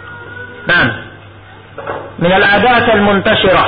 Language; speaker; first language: Arabic; non-native, fluent; Indonesian